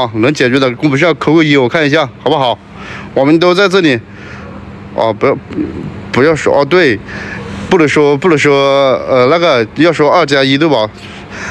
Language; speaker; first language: Chinese; native; Chinese